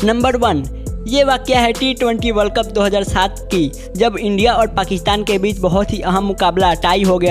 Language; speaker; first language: Hindi; native; Hindi